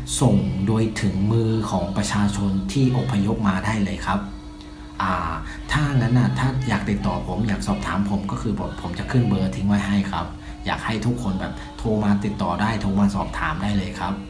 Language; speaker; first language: Thai; non-native, fluent; Burmese